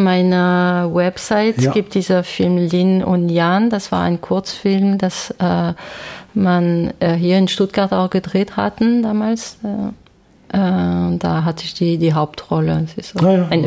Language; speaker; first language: German; non-native, fluent; French